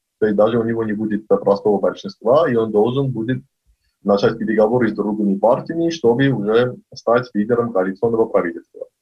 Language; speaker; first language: Russian; non-native, local second language; Armenian